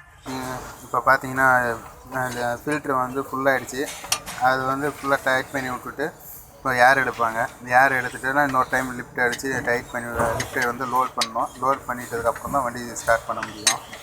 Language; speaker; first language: Tamil; native; Tamil